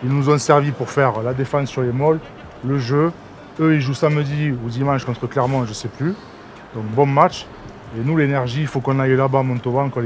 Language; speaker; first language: French; native; French